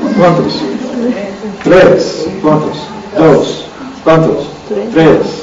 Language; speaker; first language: Spanish; non-native, learner; English